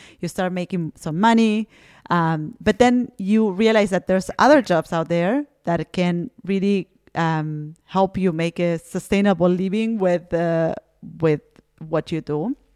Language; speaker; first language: English; non-native, fluent; Spanish